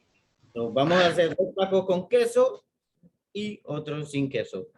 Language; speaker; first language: Spanish; native; Spanish